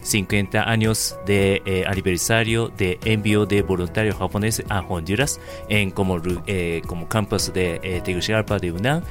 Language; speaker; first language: Spanish; non-native, learner; Japanese